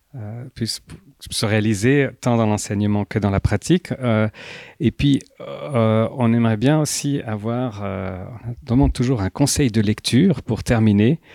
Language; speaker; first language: French; native; French